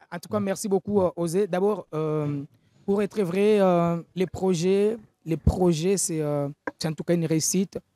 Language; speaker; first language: French; native; French